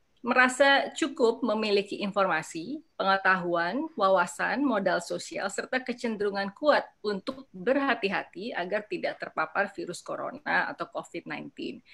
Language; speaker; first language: Indonesian; native; Indonesian